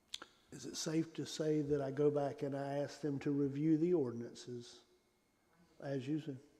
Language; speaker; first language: English; native; English